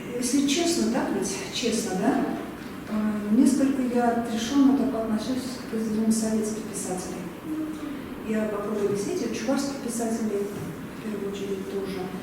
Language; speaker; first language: Russian; native; Russian